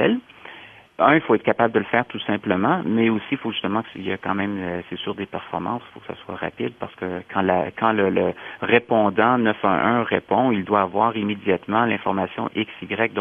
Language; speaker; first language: French; native; French